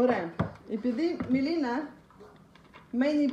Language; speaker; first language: Greek; non-native, fluent; Russian